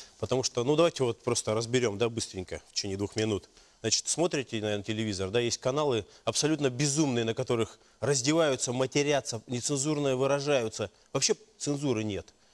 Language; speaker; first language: Russian; native; Russian